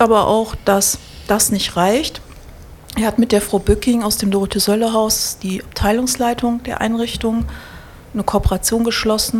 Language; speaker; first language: German; native; German